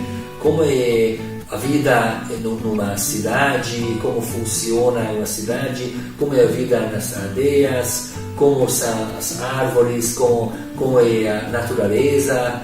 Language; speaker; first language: Portuguese; non-native, fluent; Hungarian